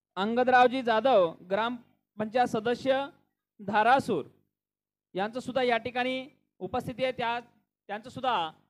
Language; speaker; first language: Marathi; non-native, local second language; Lambadi